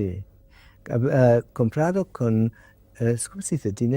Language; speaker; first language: Spanish; non-native, learner; English